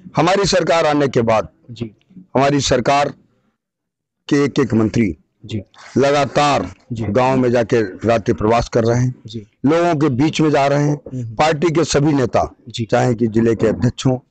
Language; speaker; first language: Hindi; native; Hindi